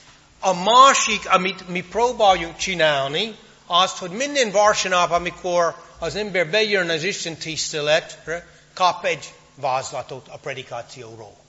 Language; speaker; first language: Hungarian; non-native, fluent; English